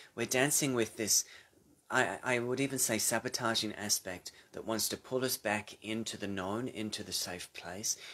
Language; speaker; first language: English; native; English